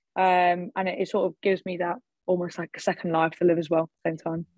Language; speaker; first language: English; early bilingual, other home language; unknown